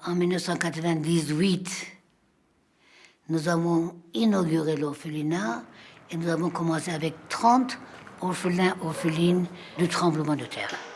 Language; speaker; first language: French; non-native, fluent; Armenian